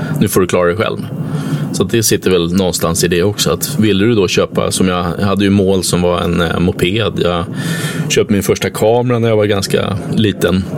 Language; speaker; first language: Swedish; native; Swedish